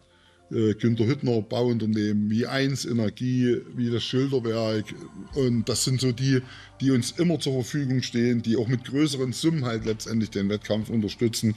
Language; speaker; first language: German; native; German